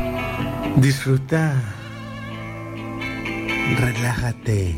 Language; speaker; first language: Spanish; native; Spanish